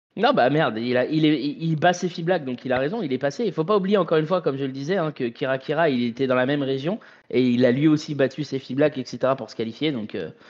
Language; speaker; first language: French; native; French